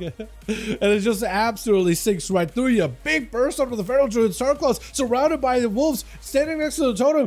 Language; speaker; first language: English; native; English